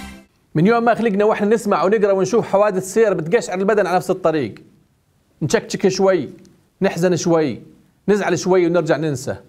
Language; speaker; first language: Arabic; native; Arabic